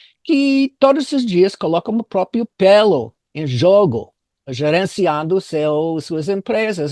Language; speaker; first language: Portuguese; non-native, fluent; English